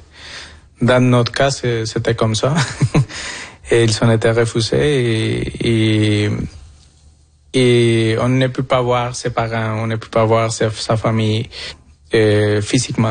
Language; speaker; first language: French; non-native, fluent; Spanish